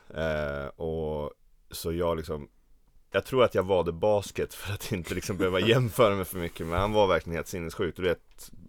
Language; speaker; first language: Swedish; native; Swedish